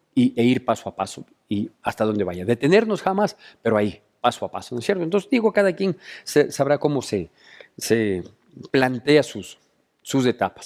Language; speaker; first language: Spanish; native; Spanish